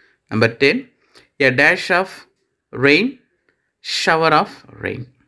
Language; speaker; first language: English; non-native, local second language; Tamil